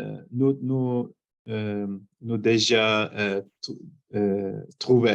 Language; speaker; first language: French; non-native, learner; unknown